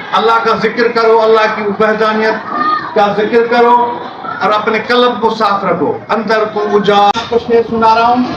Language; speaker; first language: Urdu; non-native, local second language; Sindhi